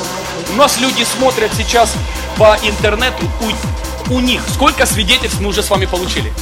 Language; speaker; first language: Russian; native; Russian